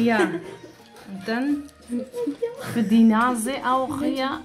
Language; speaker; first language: German; non-native, fluent; Aramaic